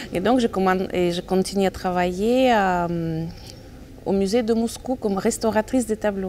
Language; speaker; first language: French; non-native, fluent; Russian